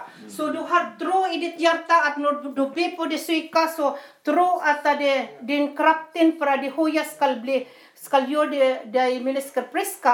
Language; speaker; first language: Norwegian; non-native, fluent; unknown